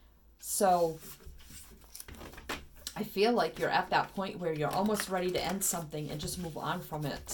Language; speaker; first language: English; native; English